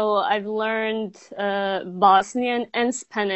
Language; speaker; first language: English; non-native, fluent; Bosnian